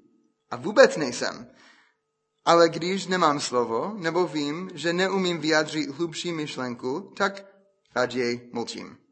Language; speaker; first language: Czech; non-native, fluent; English